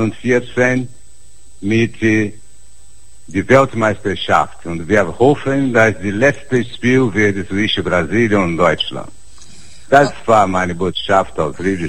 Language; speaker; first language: German; non-native, fluent; Portuguese